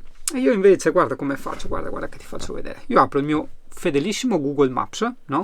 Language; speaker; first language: Italian; native; Italian